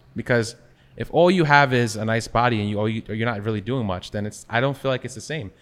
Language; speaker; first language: English; native; English